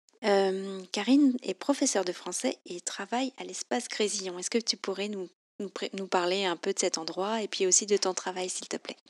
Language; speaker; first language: French; native; French